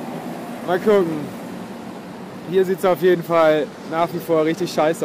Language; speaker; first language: German; native; German